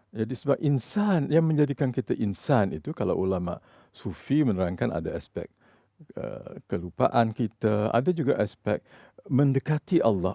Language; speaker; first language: Malay; native; Malay